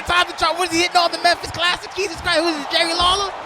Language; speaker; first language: English; native; English